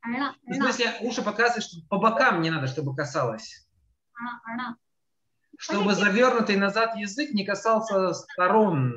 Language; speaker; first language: Russian; native; Russian